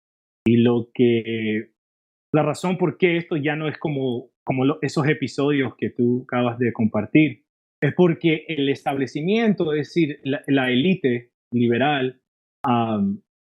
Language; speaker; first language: Spanish; early bilingual, heritage; Spanish